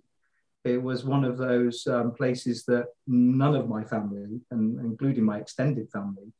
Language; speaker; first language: English; native; English